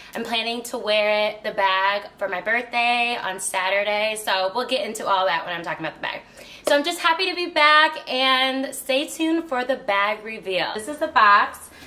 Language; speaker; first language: English; native; English